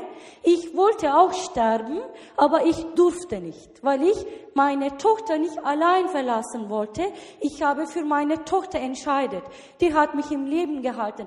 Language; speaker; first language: German; non-native, learner; Turkish